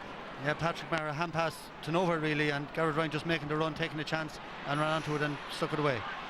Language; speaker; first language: English; native; English